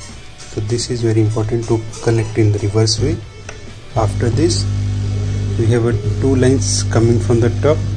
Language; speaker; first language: English; non-native, local second language; Hindi